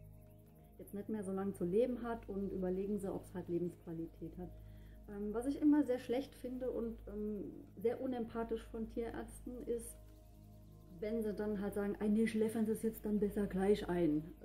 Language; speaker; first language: German; native; German